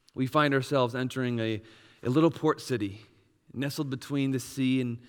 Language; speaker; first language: English; native; English